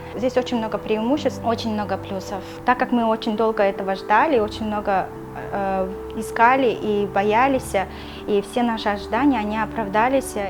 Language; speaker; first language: Russian; non-native, local second language; Kyrgyz